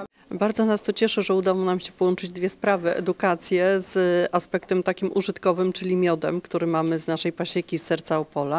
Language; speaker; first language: Polish; native; Polish